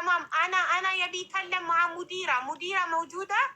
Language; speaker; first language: Arabic; non-native, learner; Amharic